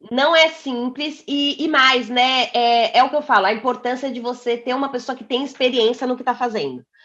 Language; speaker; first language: Portuguese; native; Portuguese